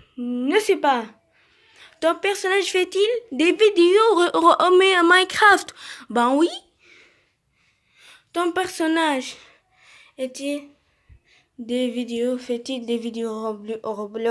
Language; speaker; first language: French; non-native, learner; Arabic